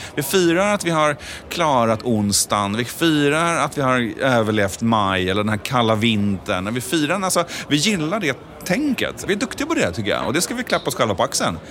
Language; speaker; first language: Swedish; native; Swedish